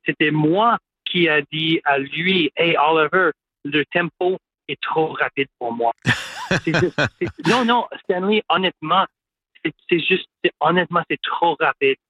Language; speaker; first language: French; non-native, local second language; English